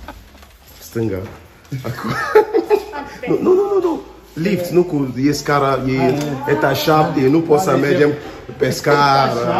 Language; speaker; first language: Romanian; non-native, learner; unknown